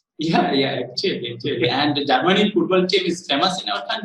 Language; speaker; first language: English; non-native, learner; Bangla